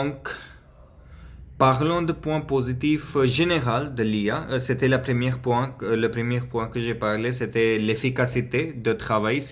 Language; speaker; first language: French; non-native, fluent; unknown